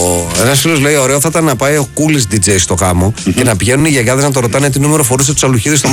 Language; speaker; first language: Greek; native; Greek